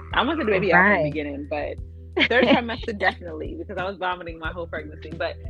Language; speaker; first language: English; early bilingual, other home language; Akan